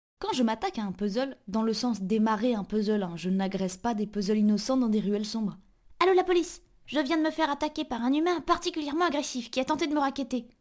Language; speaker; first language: French; native; French